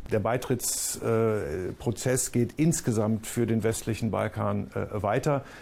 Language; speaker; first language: German; native; German